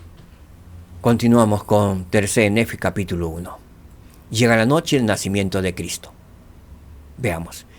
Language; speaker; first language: Spanish; native; Spanish